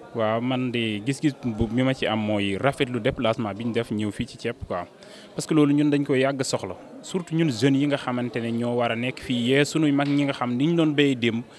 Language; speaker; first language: Wolof; native; Wolof